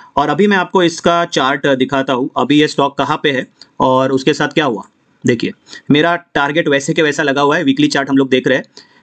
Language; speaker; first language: Hindi; non-native, local second language; Marathi